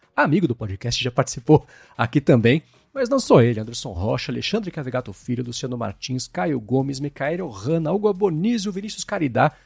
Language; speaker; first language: Portuguese; native; Portuguese